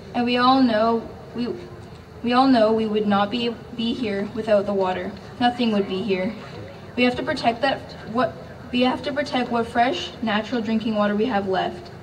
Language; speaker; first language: English; native; English